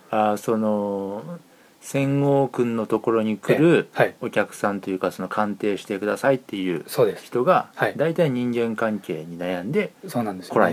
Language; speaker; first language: Japanese; native; Japanese